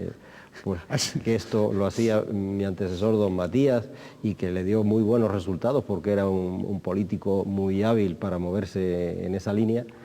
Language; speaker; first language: Spanish; native; Spanish